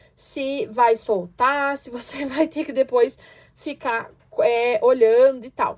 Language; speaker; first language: Portuguese; native; Portuguese